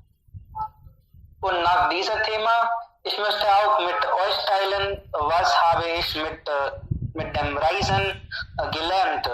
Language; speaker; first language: German; non-native, learner; Hindi